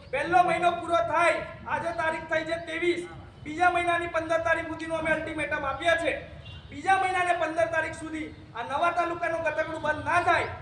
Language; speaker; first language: Gujarati; non-native, local second language; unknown